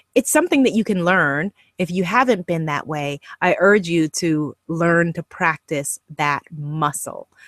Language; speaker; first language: English; native; English